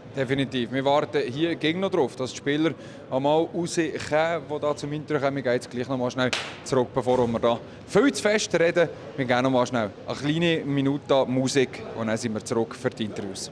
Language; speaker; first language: German; native; German